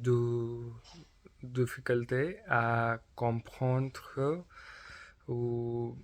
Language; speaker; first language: French; non-native, learner; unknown